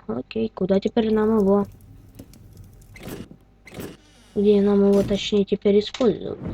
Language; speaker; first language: Russian; native; Russian